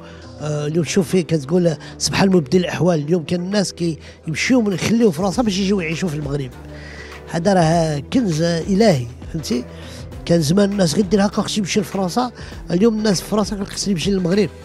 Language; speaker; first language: Arabic; early bilingual, heritage; Arabic